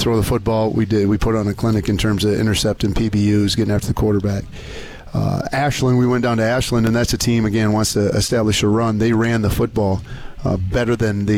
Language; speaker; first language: English; native; English